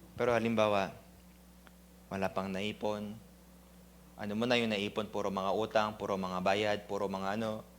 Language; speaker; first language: Filipino; non-native, fluent; Korean